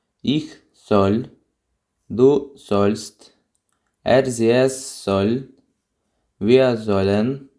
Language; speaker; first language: German; non-native, fluent; Ukrainian